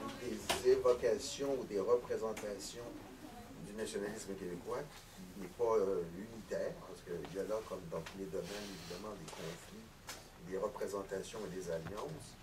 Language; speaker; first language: French; native; French